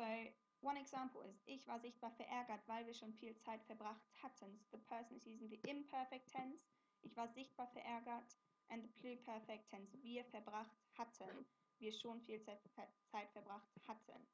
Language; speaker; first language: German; non-native, fluent; English